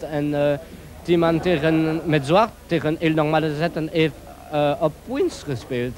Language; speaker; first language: Dutch; non-native, local second language; French